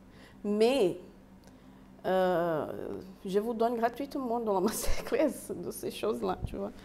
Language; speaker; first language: French; non-native, fluent; Portuguese